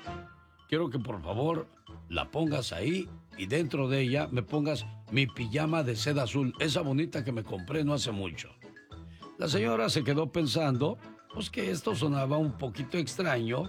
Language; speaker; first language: Spanish; native; Spanish